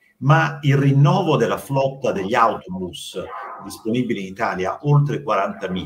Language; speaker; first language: Italian; native; Italian